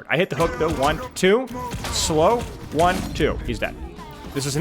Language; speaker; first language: English; native; English